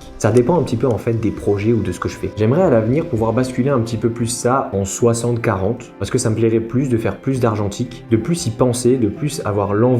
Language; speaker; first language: French; native; French